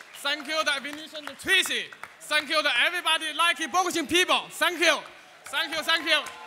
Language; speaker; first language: English; non-native, learner; Chinese